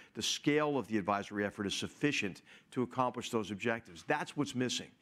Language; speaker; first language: English; native; English